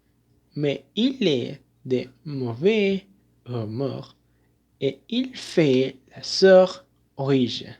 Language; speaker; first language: French; non-native, learner; Spanish